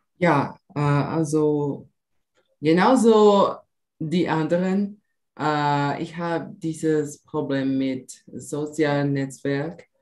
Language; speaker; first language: German; non-native, learner; Portuguese